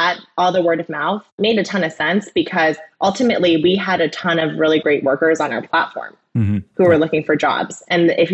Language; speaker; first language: English; native; English